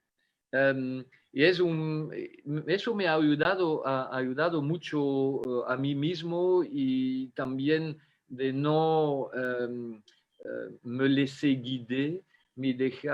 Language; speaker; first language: Spanish; non-native, fluent; French